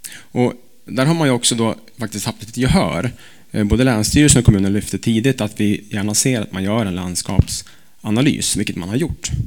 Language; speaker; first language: Swedish; native; Swedish